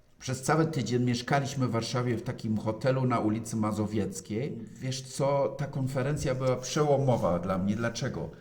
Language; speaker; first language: Polish; non-native, fluent; German